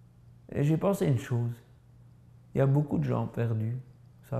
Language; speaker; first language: French; native; French